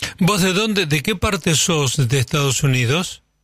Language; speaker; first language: Spanish; native; Spanish